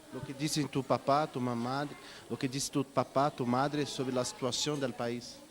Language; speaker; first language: Spanish; non-native, learner; Portuguese